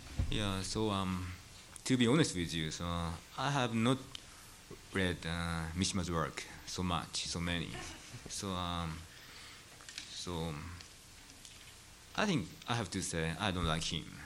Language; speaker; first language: English; non-native, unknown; Japanese